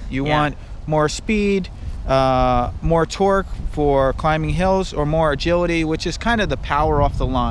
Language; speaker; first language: English; native; English